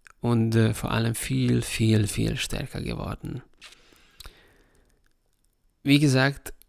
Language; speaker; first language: German; non-native, fluent; Hungarian